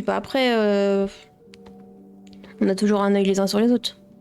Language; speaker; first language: French; native; French